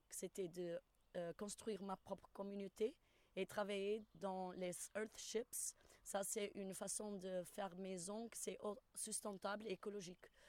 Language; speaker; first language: French; non-native, fluent; Portuguese